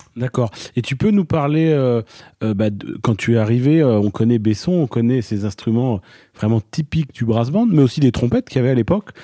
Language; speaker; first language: French; native; French